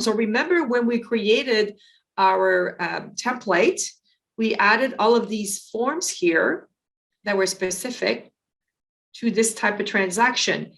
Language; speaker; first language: English; native; English